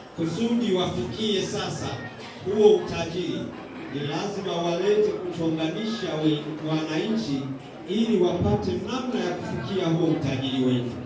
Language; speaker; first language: Swahili; non-native, local second language; Rundi